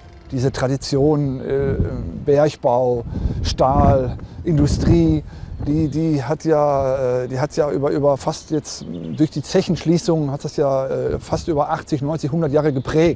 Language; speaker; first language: German; native; German